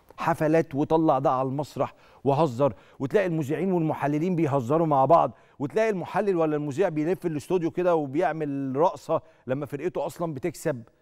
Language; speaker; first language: Arabic; native; Arabic